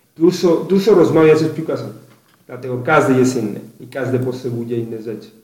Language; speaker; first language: Polish; non-native, learner; Spanish